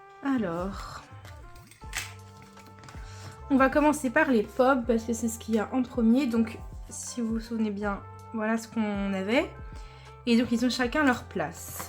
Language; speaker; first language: French; native; French